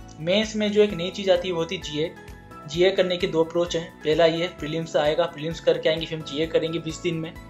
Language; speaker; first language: Hindi; native; Hindi